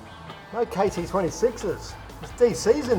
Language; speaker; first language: English; native; English